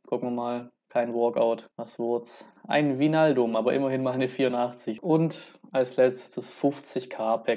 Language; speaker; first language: German; native; German